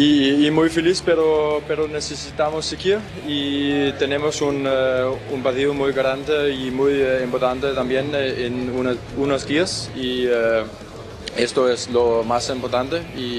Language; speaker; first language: Spanish; non-native, learner; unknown